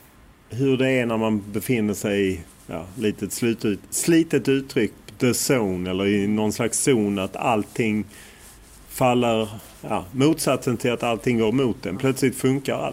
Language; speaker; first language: Swedish; native; Swedish